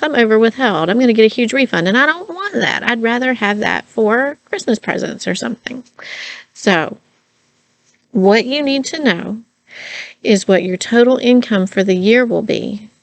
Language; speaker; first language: English; native; English